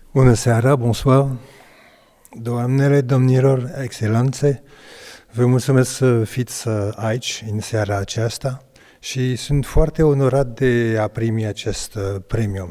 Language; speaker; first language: Romanian; non-native, learner; French